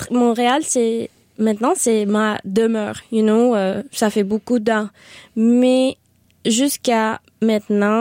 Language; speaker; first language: French; non-native, local second language; Spanish